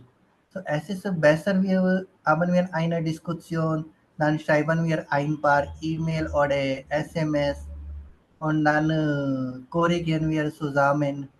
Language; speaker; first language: German; non-native, learner; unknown